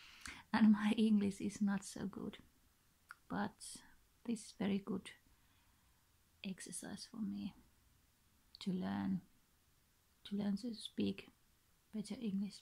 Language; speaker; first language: English; non-native, learner; Finnish